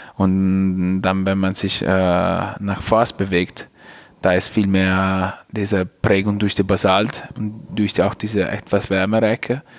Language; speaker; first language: German; non-native, fluent; Italian